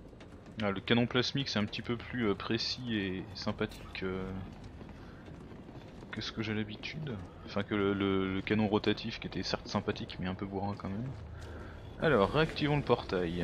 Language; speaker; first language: French; native; French